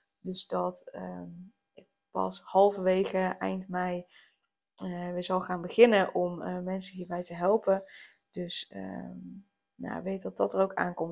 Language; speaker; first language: Dutch; native; Dutch